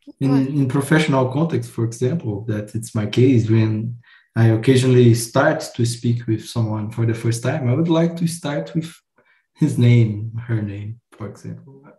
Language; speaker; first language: English; non-native, fluent; Portuguese